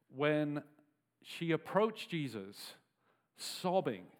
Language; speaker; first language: English; native; English